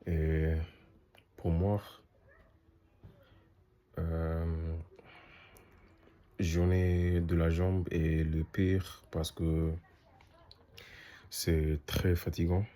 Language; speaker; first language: French; non-native, learner; English